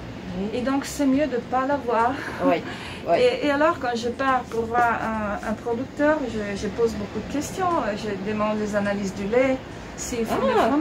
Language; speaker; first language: French; non-native, fluent; Italian